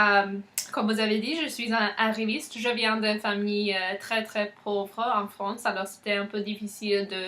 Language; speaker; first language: French; non-native, learner; English